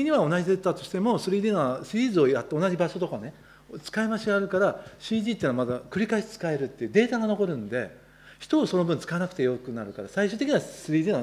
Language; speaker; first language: Japanese; native; Japanese